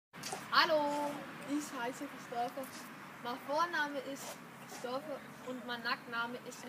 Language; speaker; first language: German; non-native, learner; Danish